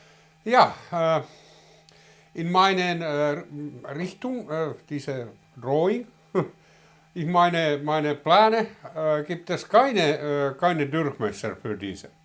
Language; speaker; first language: German; non-native, learner; Finnish